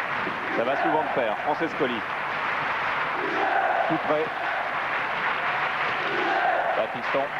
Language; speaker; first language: French; native; French